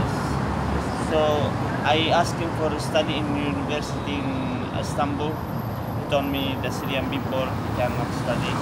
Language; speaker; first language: English; non-native, learner; Arabic